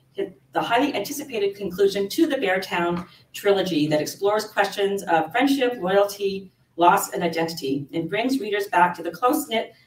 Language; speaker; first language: English; native; English